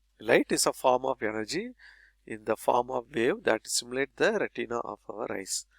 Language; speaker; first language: English; non-native, local second language; Tamil